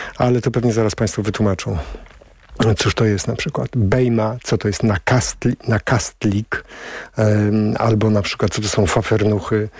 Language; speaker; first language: Polish; native; Polish